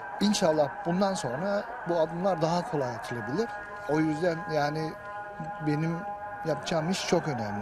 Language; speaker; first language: Turkish; early bilingual, heritage; Turkish